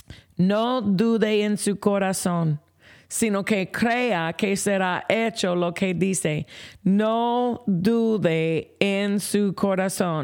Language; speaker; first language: Spanish; non-native, fluent; English